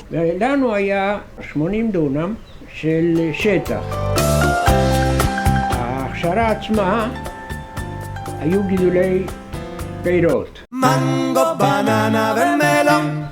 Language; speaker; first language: Hebrew; non-native, fluent; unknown